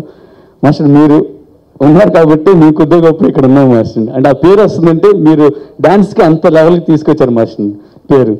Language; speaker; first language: Telugu; native; Telugu